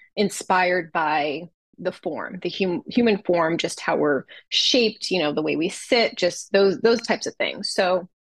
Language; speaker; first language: English; native; English